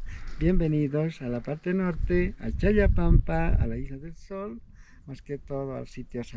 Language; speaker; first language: Spanish; native; Spanish